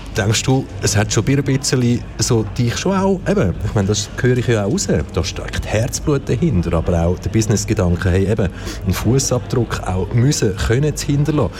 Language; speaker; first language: German; native; German